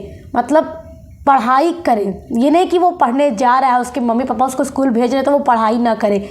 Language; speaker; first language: Hindi; native; Hindi